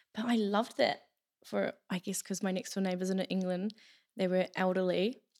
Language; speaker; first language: English; native; English